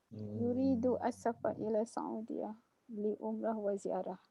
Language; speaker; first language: Arabic; non-native, learner; Malay